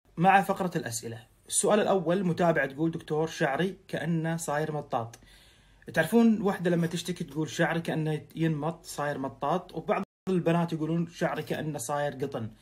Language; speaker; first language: Arabic; native; Arabic